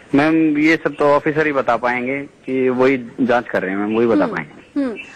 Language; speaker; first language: Hindi; native; Hindi